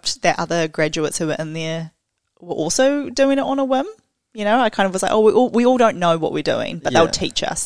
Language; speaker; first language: English; native; English